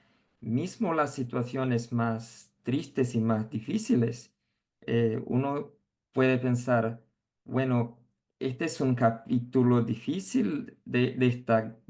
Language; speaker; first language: Spanish; non-native, fluent; Portuguese